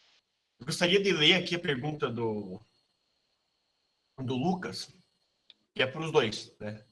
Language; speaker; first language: Portuguese; native; Portuguese